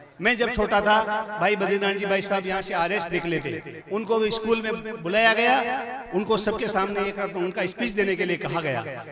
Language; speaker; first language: Hindi; native; Hindi